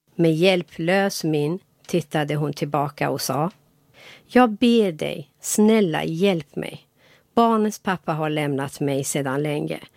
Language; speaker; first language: Swedish; non-native, fluent; Persian